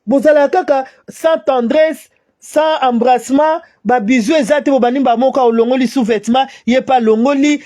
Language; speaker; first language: French; non-native, local second language; Lingala